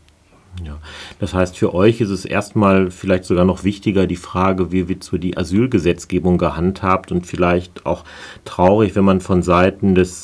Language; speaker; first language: German; native; German